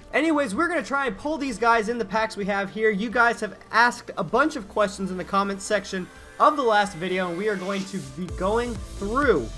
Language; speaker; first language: English; native; English